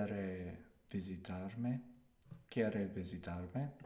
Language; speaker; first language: Spanish; non-native, learner; English